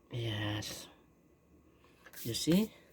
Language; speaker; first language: English; non-native, local second language; Filipino